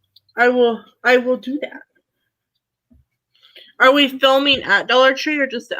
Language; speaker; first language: English; native; English